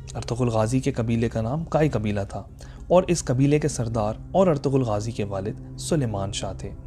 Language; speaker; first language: Urdu; native; Urdu